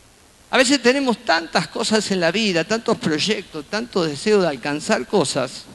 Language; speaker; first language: Spanish; native; Spanish